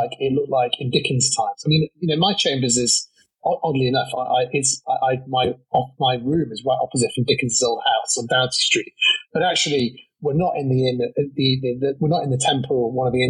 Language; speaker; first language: English; native; English